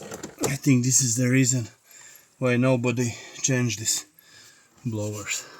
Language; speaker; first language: English; non-native, learner; Latvian